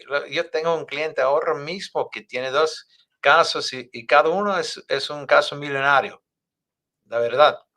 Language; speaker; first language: Spanish; non-native, fluent; English